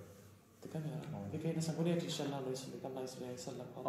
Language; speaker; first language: Swedish; native; Swedish